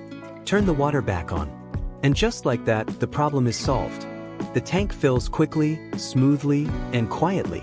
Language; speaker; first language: English; native; English